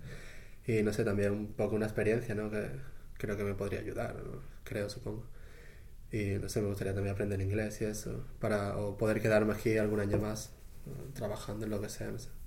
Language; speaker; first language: Spanish; native; Spanish